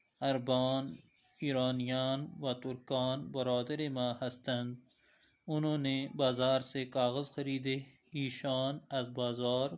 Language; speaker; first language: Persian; non-native, fluent; Urdu